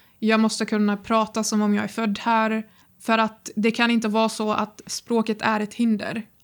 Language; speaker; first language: Swedish; non-native, fluent; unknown